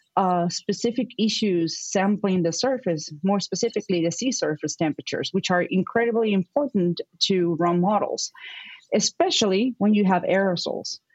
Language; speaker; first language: English; non-native, fluent; Spanish